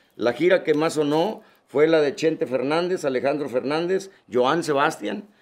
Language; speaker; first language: Spanish; native; Spanish